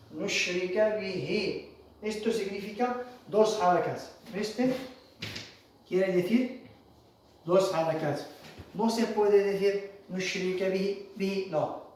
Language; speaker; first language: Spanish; non-native, fluent; Arabic